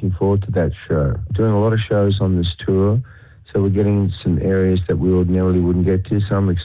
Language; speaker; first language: English; native; English